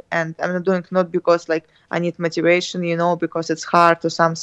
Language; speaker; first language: English; non-native, learner; Russian